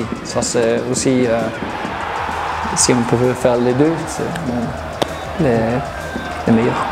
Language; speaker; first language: French; non-native, learner; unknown